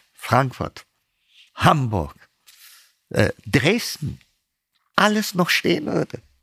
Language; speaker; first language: German; non-native, fluent; Amharic